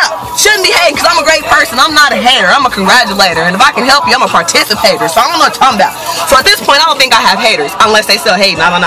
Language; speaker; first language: English; native; English